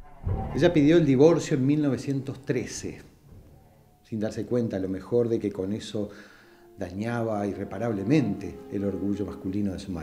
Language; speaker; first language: Spanish; native; Spanish